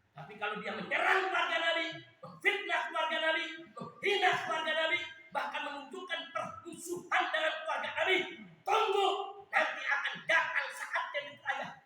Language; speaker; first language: Indonesian; native; Indonesian